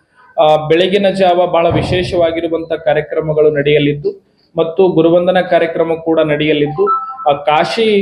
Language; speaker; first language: Kannada; native; Kannada